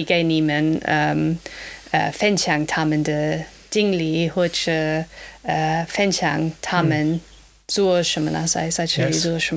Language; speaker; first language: Chinese; non-native, fluent; German